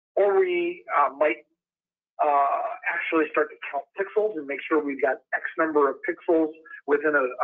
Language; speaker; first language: English; native; English